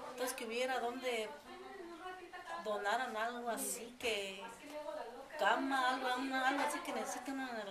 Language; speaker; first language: Spanish; native; Spanish